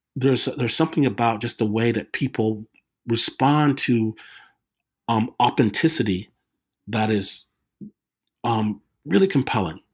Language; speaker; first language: English; native; English